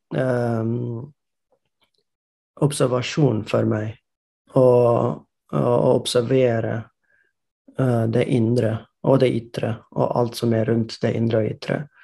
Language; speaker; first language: Norwegian; non-native, fluent; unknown